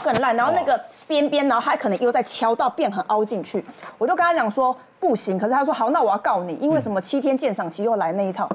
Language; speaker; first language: Chinese; native; Chinese